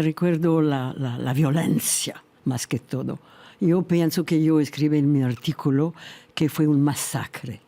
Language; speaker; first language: Spanish; non-native, fluent; French